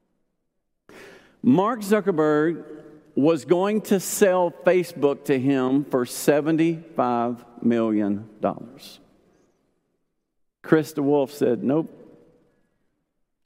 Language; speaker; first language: English; native; English